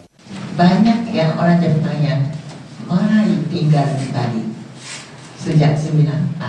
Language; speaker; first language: Indonesian; non-native, fluent; Japanese